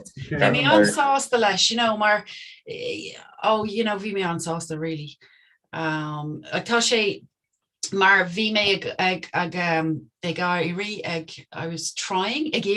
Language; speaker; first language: Irish; non-native, local second language; English